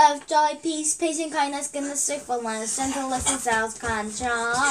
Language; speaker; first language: English; non-native, learner; Korean